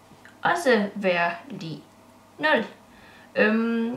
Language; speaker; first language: Danish; native; Danish